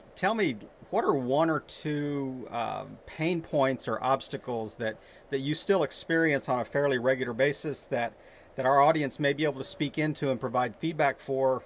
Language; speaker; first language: English; native; English